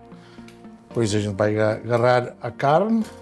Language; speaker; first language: Portuguese; early bilingual, heritage; Portuguese